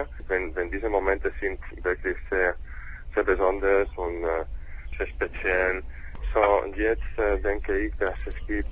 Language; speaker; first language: German; non-native, learner; Spanish